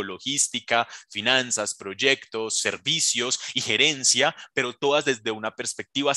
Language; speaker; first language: Spanish; native; Spanish